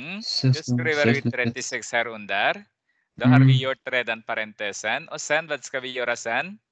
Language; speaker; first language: Swedish; non-native, fluent; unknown